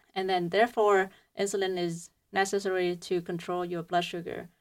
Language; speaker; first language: English; non-native, fluent; Vietnamese